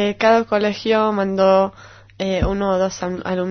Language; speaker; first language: Spanish; non-native, fluent; Hebrew